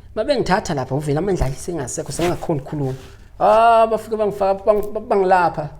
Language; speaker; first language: Zulu; native; Zulu